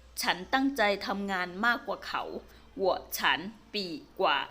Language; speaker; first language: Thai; native; Thai